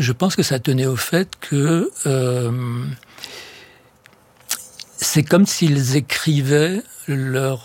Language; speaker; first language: French; native; French